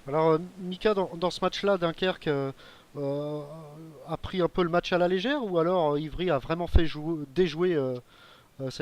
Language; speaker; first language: French; native; French